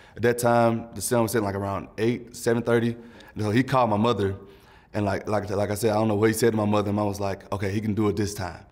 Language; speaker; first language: English; native; English